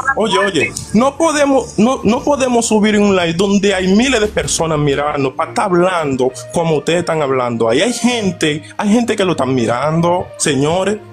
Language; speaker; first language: Spanish; non-native, fluent; Haitian Creole